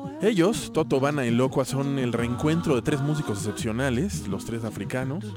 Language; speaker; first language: Spanish; native; Spanish